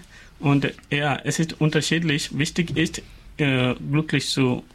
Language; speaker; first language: German; non-native, learner; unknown